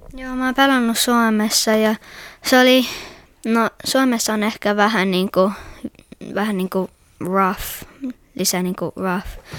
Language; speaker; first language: Finnish; early bilingual, heritage; Finnish